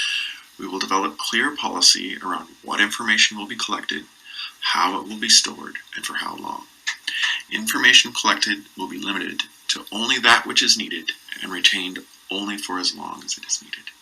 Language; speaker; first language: English; native; English